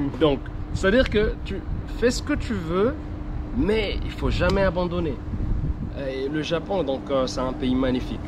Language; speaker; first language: French; non-native, local second language; Lingala